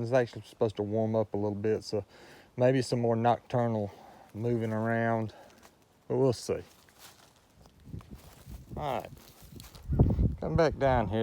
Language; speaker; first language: English; native; English